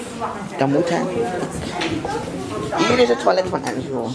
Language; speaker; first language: Dutch; native; Dutch